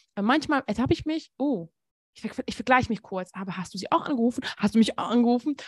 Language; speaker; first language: German; non-native, fluent; Hungarian